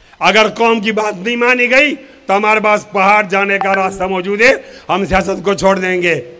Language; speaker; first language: Urdu; non-native, local second language; Pashto